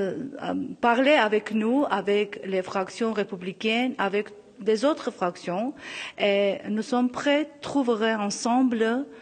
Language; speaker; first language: French; non-native, local second language; Armenian